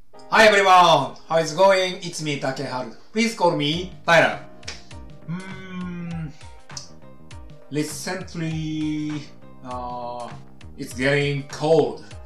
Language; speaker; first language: English; non-native, learner; Japanese